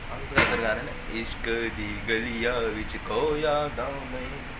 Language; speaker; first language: Hindi; non-native, local second language; Marathi